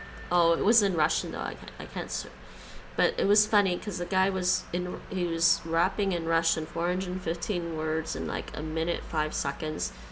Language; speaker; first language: English; native; English